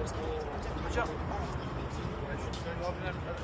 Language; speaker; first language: Turkish; native; Turkish